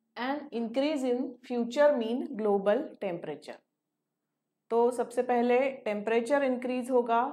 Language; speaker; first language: Hindi; non-native, local second language; Marathi